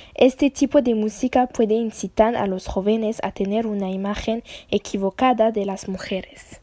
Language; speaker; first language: Spanish; non-native, learner; French